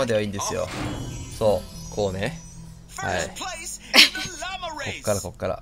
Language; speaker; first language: Japanese; native; Japanese